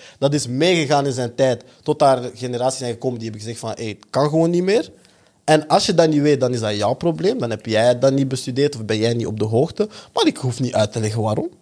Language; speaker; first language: Dutch; early bilingual, other home language; French